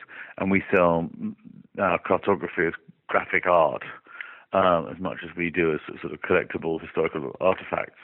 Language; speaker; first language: English; native; English